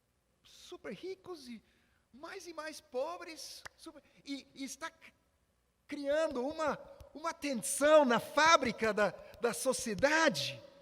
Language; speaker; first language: Portuguese; non-native, fluent; English